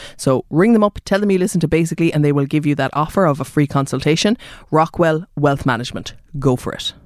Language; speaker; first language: English; native; English